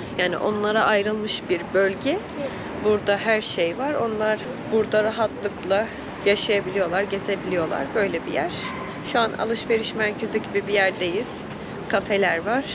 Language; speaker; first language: Turkish; native; Turkish